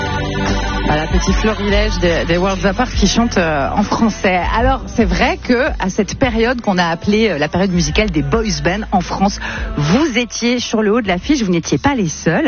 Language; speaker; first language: French; native; French